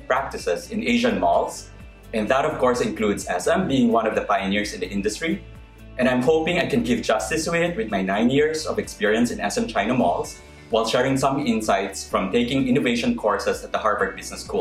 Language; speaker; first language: English; non-native, local second language; Filipino